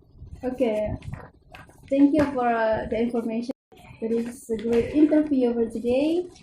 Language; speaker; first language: English; non-native, learner; Indonesian